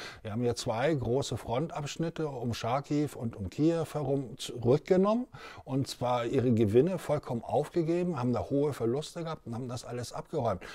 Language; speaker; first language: German; native; German